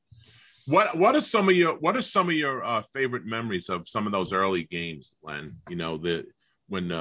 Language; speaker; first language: English; native; English